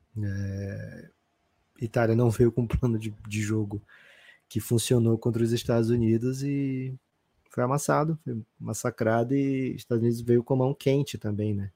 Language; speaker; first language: Portuguese; native; Portuguese